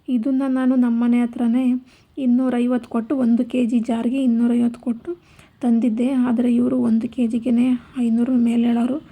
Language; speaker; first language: Kannada; native; Kannada